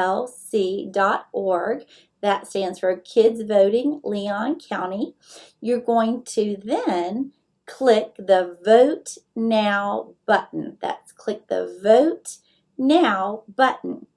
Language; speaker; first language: English; native; English